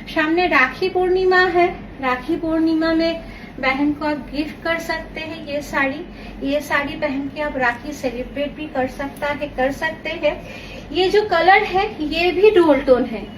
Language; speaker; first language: Hindi; non-native, local second language; Bangla